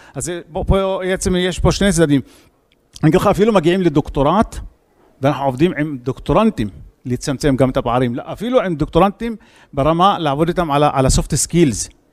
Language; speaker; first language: Hebrew; non-native, local second language; Arabic